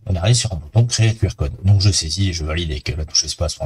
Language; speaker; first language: French; native; French